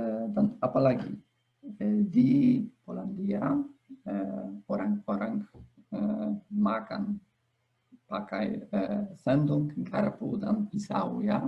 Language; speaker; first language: Indonesian; non-native, fluent; Polish